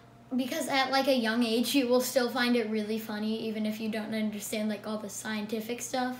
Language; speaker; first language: English; native; English